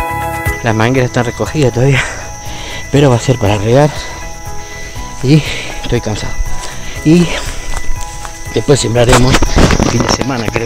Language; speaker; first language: Spanish; native; Spanish